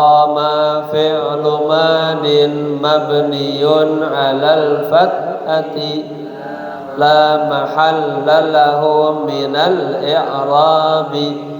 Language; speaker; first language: Arabic; non-native, fluent; Indonesian